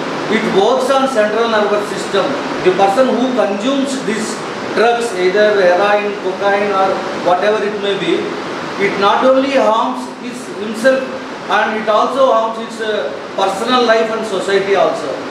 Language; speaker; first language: English; non-native, local second language; Telugu